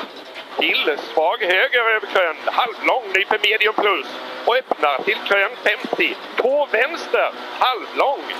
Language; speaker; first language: Swedish; native; Swedish